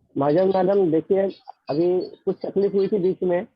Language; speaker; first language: Hindi; non-native, local second language; Marathi